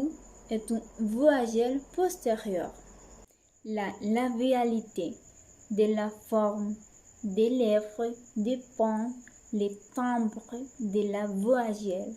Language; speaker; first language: French; non-native, learner; Spanish